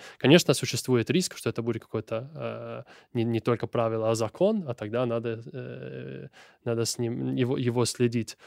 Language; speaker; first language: Russian; non-native, fluent; Italian